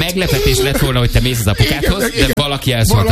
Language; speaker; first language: Hungarian; native; Hungarian